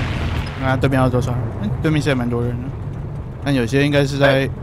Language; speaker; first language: Chinese; native; Chinese